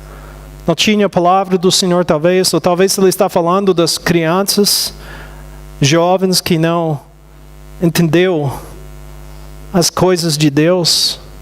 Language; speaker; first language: Portuguese; non-native, fluent; English